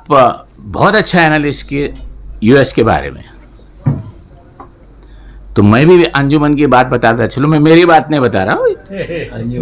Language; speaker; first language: Hindi; native; Hindi